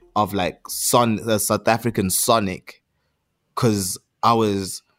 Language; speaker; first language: English; non-native, local second language; Zulu